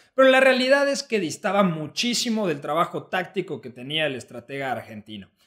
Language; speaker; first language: Spanish; native; Spanish